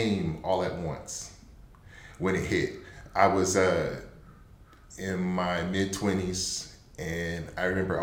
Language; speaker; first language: English; native; English